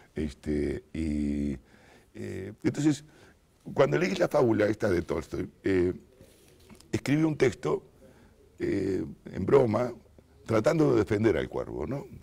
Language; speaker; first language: Spanish; native; Spanish